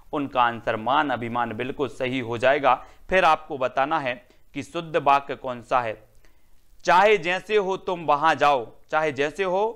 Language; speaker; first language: Hindi; native; Hindi